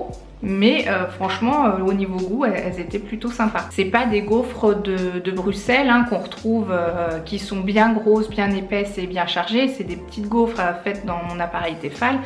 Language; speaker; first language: French; native; French